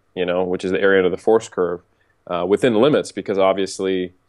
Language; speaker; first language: English; native; English